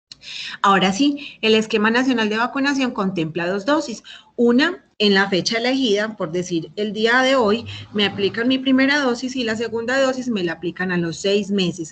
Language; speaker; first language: Spanish; native; Spanish